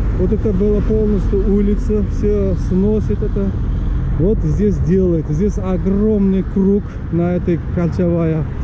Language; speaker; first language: Russian; non-native, local second language; Uzbek